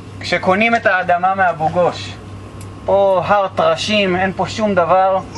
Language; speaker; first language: Hebrew; native; Hebrew